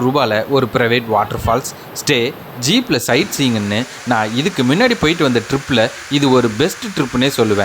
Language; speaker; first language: Tamil; native; Tamil